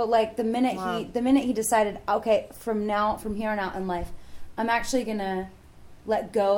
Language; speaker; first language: English; native; English